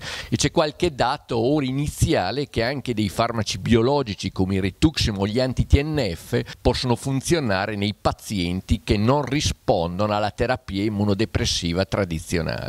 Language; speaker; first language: Italian; native; Italian